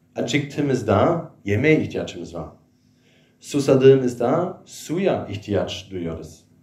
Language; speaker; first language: Turkish; non-native, fluent; German